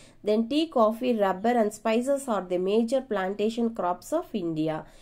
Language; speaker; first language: English; non-native, local second language; Tamil